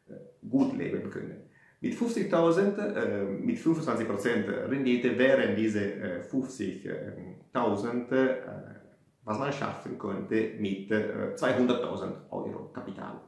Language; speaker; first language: German; non-native, fluent; Italian